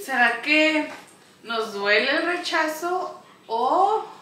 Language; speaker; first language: Spanish; early bilingual, other home language; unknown